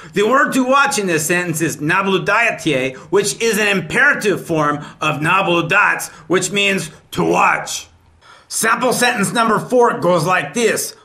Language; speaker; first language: English; native; English